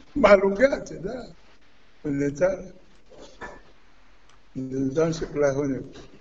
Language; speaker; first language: Romanian; non-native, learner; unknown